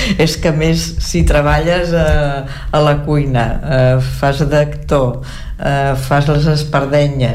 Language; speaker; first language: Catalan; native; Catalan